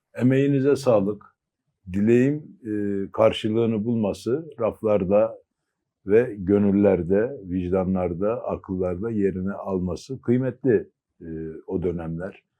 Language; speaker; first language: Turkish; native; Turkish